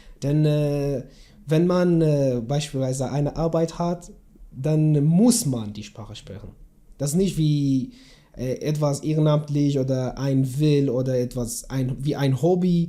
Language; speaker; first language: German; non-native, learner; Kurdish